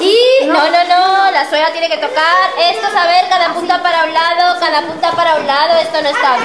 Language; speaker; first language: Spanish; native; Spanish